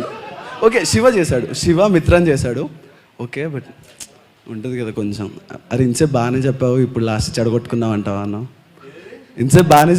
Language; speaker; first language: Telugu; native; Telugu